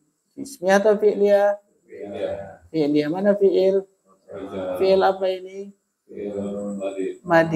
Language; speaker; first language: Arabic; non-native, fluent; Indonesian